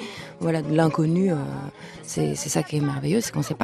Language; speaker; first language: French; non-native, fluent; Lithuanian